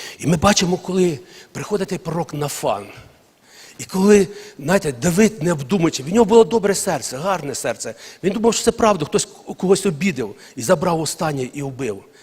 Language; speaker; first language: Ukrainian; non-native, local second language; Russian